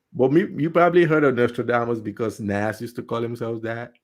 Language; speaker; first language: English; native; English